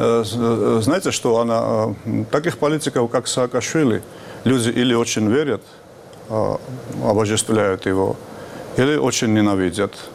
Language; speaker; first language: Ukrainian; non-native, learner; Georgian